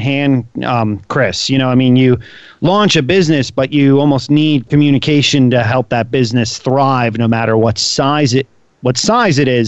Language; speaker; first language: English; native; English